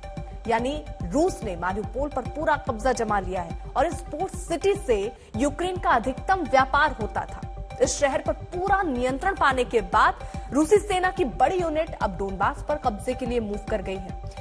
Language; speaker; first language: Hindi; native; Hindi